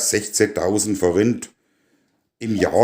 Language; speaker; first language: German; native; German